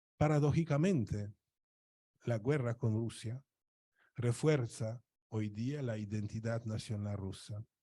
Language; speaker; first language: Spanish; non-native, fluent; Polish